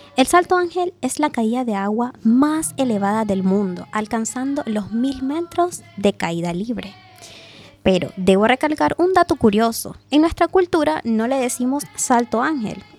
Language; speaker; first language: Spanish; non-native, local second language; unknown